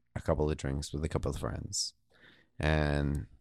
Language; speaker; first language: English; native; English